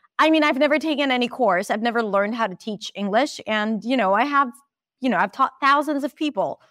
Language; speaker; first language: English; non-native, fluent; Hebrew